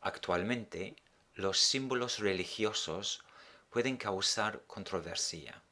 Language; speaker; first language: Spanish; non-native, fluent; English